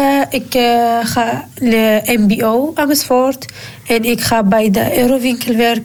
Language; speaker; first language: Dutch; non-native, learner; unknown